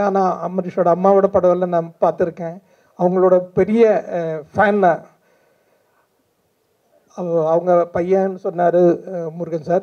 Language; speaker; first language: Tamil; non-native, fluent; Malayalam